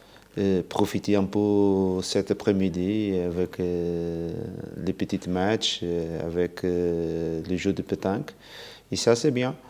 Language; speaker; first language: French; non-native, fluent; Portuguese